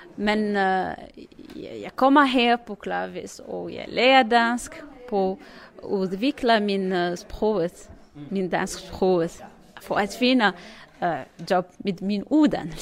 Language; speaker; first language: Norwegian; non-native, learner; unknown